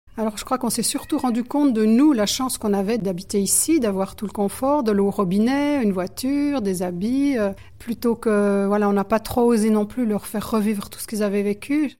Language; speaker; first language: French; native; French